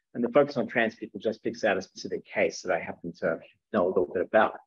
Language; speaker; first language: English; native; English